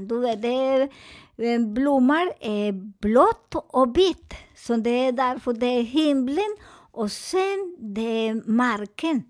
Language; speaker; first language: Swedish; non-native, fluent; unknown